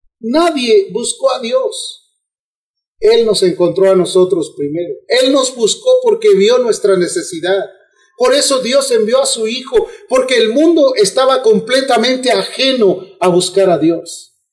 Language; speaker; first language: Spanish; native; Spanish